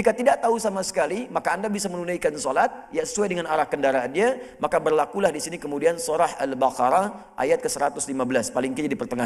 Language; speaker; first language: Indonesian; native; Indonesian